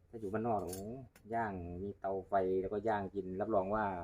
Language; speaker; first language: Thai; non-native, local second language; Northeastern Thai